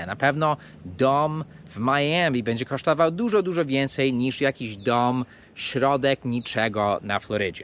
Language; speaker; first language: Polish; non-native, fluent; English